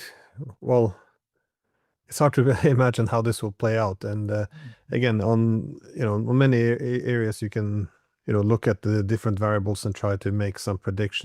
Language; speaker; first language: English; non-native, fluent; Norwegian